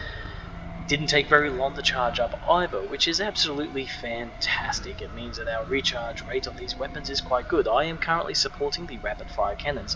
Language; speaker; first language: English; native; English